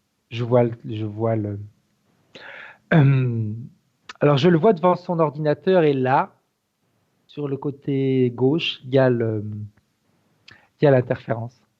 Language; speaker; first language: French; native; French